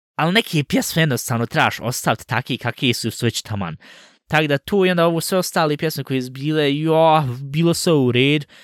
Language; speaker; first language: Bosnian; early bilingual, heritage; Bosnian